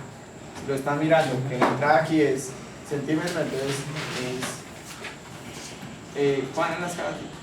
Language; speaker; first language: Spanish; native; Spanish